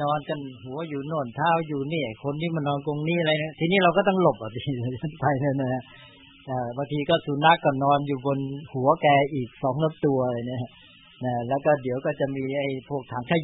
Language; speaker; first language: Thai; native; Thai